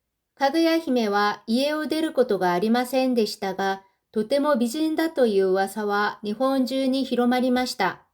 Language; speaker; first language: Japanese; non-native, fluent; Korean